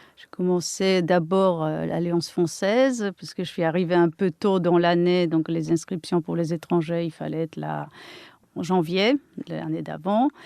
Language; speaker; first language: French; non-native, fluent; Polish